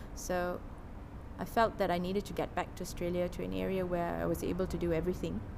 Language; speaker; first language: English; non-native, local second language; Tamil